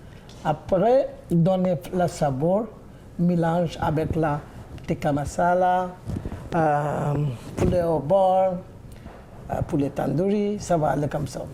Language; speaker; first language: French; non-native, learner; Bangla